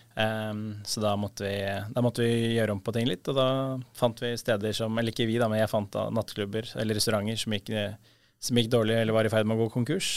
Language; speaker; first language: Norwegian; native; Norwegian